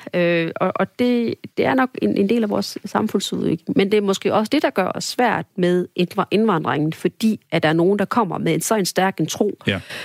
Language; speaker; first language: Danish; early bilingual, other home language; Tamil